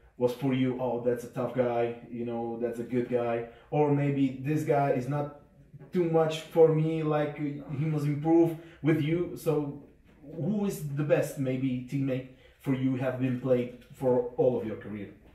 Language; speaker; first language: English; non-native, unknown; Slovak